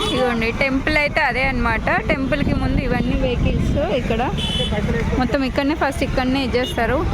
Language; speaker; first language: Telugu; non-native, local second language; Lambadi